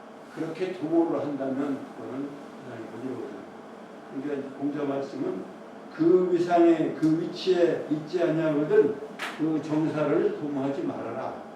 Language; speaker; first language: Korean; native; Korean